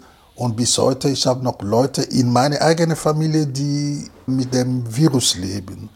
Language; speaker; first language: German; non-native, fluent; Lingala